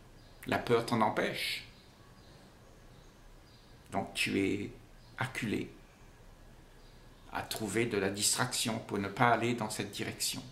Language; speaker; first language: French; native; French